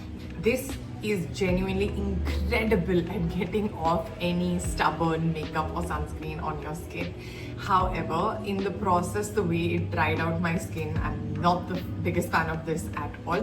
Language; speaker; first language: English; native; English